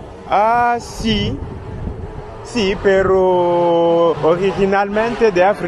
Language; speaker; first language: Spanish; non-native, learner; French